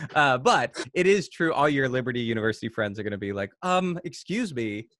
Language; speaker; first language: English; native; English